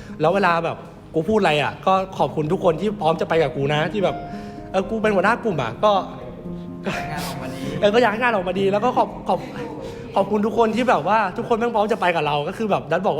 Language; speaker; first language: Thai; native; Thai